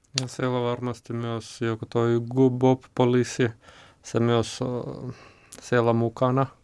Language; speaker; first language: Finnish; non-native, learner; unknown